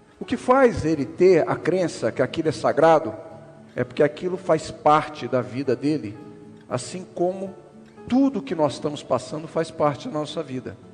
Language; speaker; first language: Portuguese; native; Portuguese